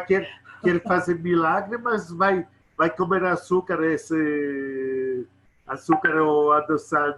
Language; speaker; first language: Portuguese; non-native, learner; Polish